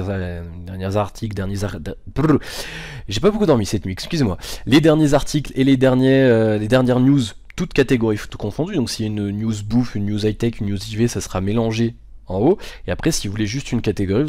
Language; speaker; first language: French; native; French